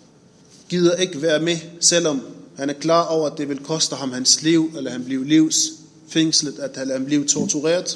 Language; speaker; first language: Danish; non-native, fluent; Arabic